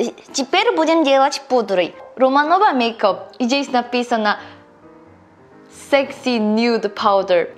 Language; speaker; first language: Russian; non-native, learner; Korean